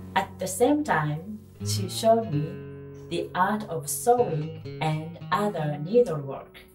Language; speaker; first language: English; non-native, fluent; Japanese